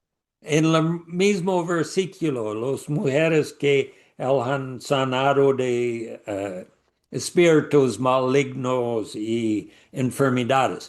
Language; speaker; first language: Spanish; non-native, learner; English